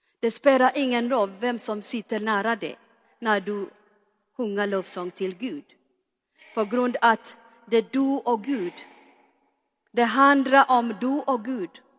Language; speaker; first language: Swedish; non-native, fluent; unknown